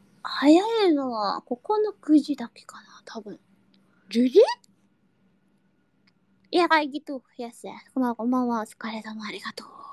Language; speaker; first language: Japanese; non-native, learner; Indonesian